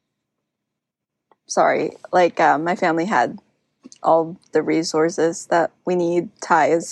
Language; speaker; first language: English; non-native, local second language; Filipino